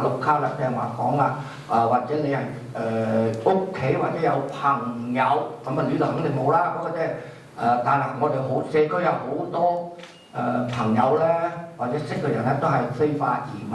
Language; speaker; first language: Cantonese; native; Cantonese